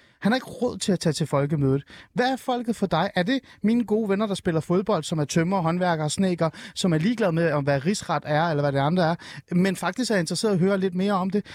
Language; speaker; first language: Danish; early bilingual, other home language; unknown